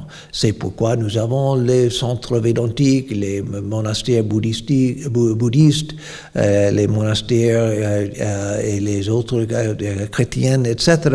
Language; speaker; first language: French; non-native, fluent; English